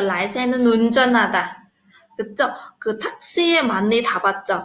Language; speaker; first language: Korean; non-native, fluent; Vietnamese